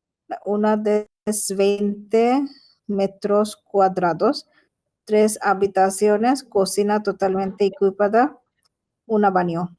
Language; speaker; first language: Spanish; non-native, learner; Bangla